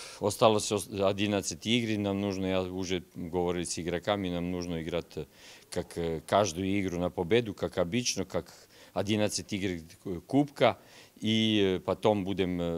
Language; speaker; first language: Russian; non-native, learner; Serbian